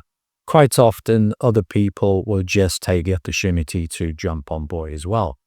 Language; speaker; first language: English; native; English